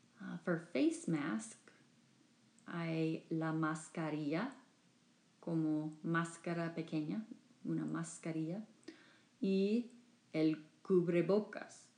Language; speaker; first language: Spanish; non-native, fluent; English